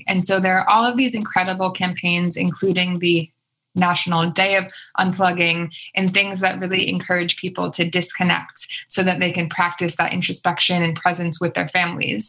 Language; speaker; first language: English; native; English